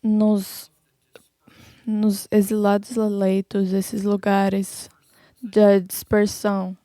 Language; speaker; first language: Portuguese; non-native, fluent; English